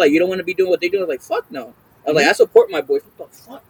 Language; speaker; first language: English; early bilingual, other home language; Spanish